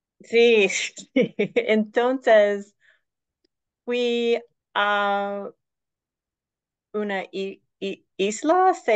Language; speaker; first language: Spanish; non-native, learner; English